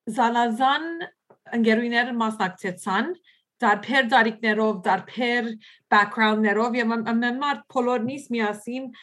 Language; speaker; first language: Armenian; early bilingual, heritage; Armenian